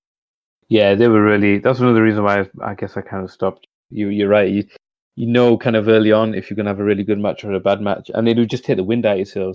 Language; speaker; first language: English; native; English